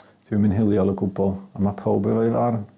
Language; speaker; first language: Welsh; native; Welsh